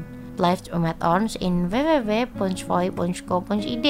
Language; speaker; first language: Dutch; non-native, fluent; Indonesian